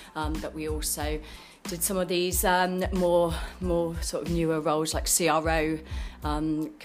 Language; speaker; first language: English; native; English